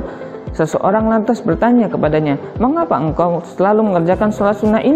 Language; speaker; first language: Indonesian; native; Indonesian